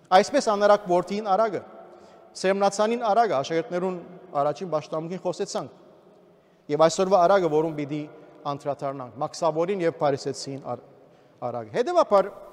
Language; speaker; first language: Armenian; early bilingual, heritage; Armenian